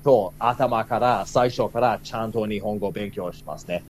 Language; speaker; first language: Japanese; non-native, learner; English